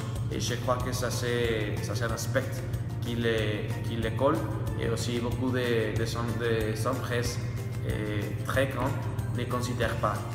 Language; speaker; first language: French; non-native, learner; Spanish